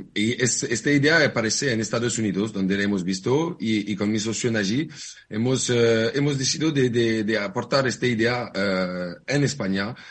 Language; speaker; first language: Spanish; non-native, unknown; French